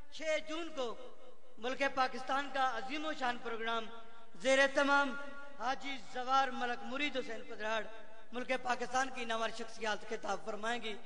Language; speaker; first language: Urdu; non-native, local second language; Punjabi